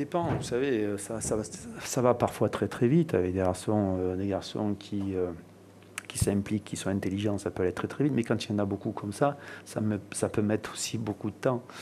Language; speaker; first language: French; native; French